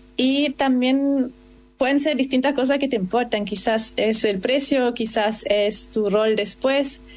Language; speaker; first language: Spanish; non-native, fluent; German